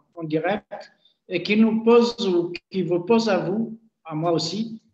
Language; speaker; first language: French; non-native, local second language; Arabic